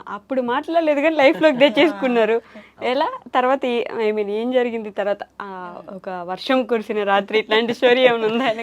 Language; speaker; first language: Telugu; native; Telugu